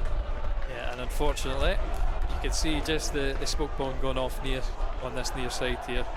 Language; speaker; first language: English; native; English